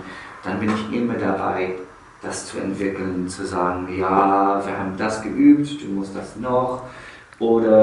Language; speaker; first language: German; non-native, fluent; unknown